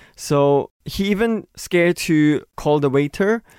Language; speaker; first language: English; non-native, local second language; Chinese